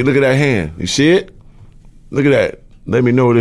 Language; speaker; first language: English; native; English